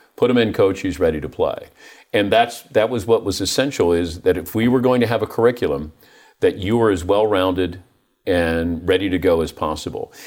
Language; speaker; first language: English; native; English